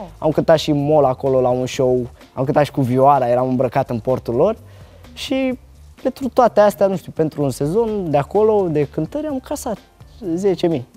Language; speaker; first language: Romanian; early bilingual, other home language; Arabic